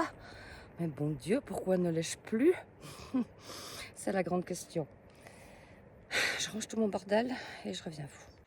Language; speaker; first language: French; native; French